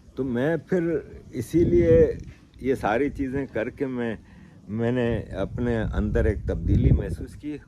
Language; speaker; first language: Urdu; native; Urdu